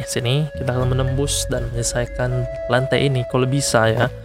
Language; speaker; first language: Indonesian; native; Indonesian